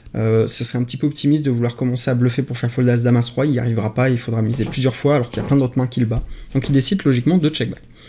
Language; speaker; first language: French; native; French